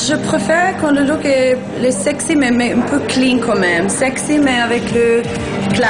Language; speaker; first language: French; non-native, learner; Swedish